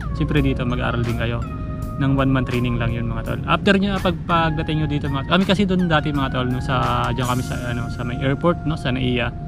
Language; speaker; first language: Filipino; native; Filipino